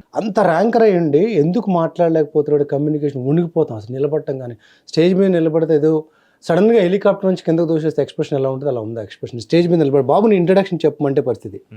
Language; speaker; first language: Telugu; native; Telugu